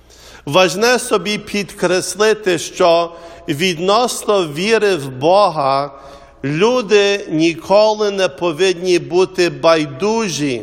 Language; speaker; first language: Ukrainian; early bilingual, heritage; Ukrainian